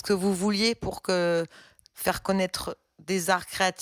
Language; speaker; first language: French; native; French